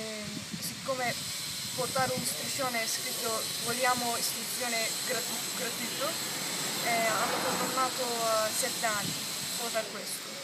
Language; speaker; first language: Italian; non-native, learner; Turkish